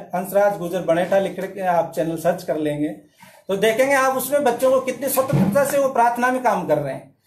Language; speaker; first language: Hindi; native; Hindi